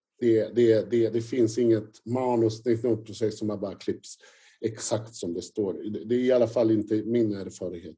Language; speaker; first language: Swedish; non-native, fluent; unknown